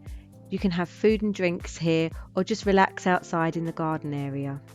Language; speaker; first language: English; native; English